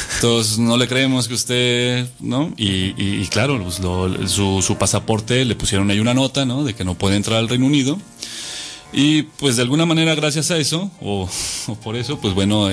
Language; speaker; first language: Spanish; native; Spanish